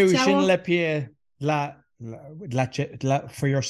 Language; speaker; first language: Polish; non-native, learner; English